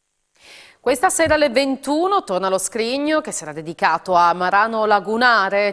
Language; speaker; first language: Italian; native; Italian